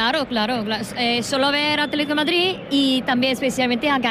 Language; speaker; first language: Spanish; non-native, learner; Korean